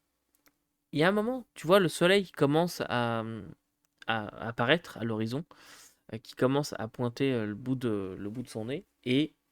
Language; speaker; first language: French; native; French